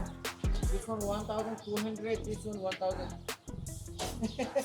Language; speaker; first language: English; non-native, learner; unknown